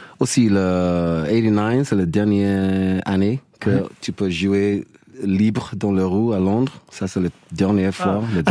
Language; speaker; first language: French; non-native, learner; English